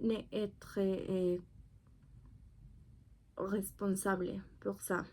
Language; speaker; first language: French; non-native, learner; Spanish